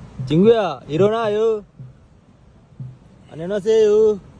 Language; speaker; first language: Korean; non-native, learner; Sinhala